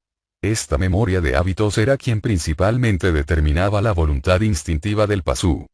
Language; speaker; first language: Spanish; native; Spanish